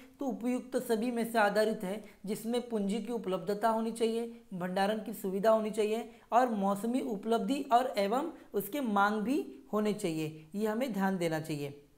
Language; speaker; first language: Hindi; non-native, local second language; Marathi